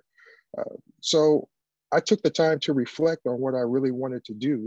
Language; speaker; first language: English; native; English